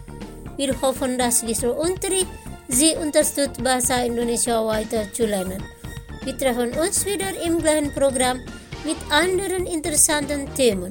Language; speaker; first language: German; non-native, fluent; Indonesian